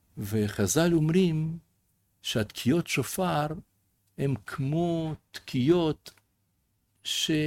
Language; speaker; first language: Hebrew; non-native, fluent; Russian